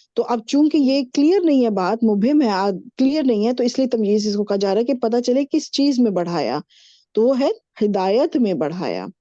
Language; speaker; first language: Urdu; native; Urdu